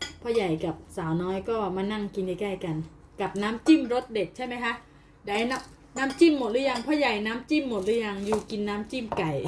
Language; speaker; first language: Thai; native; Thai